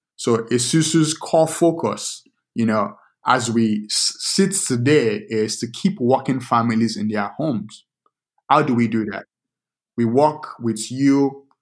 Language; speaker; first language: English; non-native, local second language; Yoruba